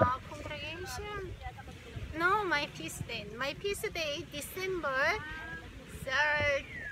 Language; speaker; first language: English; non-native, learner; Korean